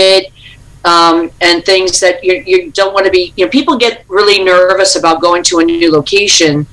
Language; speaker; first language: English; native; English